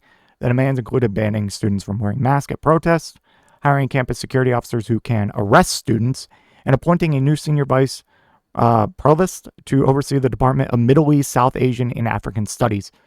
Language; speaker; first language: English; native; English